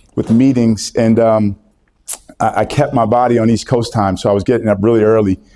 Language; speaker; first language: English; native; English